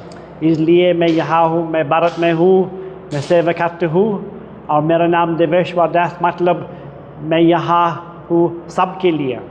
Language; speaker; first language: Hindi; non-native, learner; English